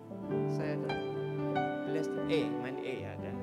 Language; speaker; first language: Indonesian; native; Indonesian